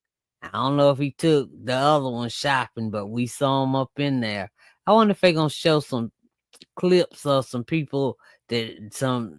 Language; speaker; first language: English; native; English